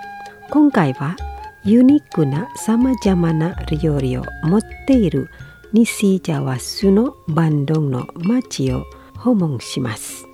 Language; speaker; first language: Japanese; non-native, fluent; Indonesian